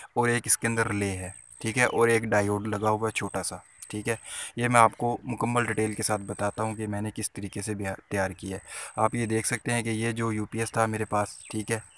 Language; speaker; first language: Urdu; non-native, local second language; Punjabi